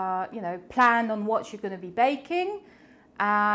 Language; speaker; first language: English; non-native, fluent; French